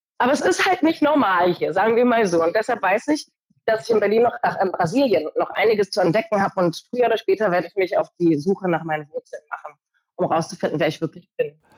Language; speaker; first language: German; early bilingual, other home language; Portuguese